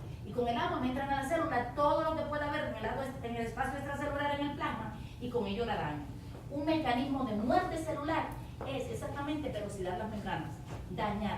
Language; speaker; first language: Spanish; native; Spanish